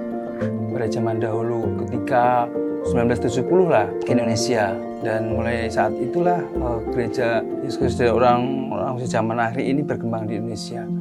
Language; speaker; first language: Indonesian; native; Indonesian